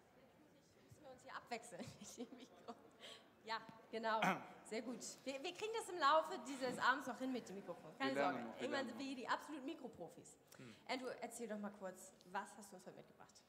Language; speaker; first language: German; native; German